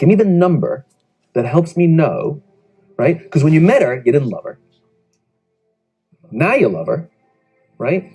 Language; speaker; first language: English; native; English